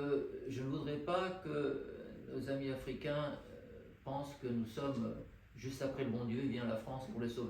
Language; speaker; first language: French; native; French